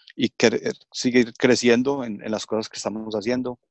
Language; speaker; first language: Spanish; early bilingual, heritage; English